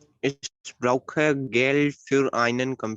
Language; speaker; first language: German; non-native, learner; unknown